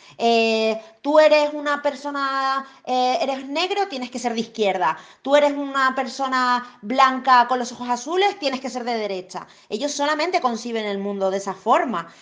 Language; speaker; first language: Spanish; native; Spanish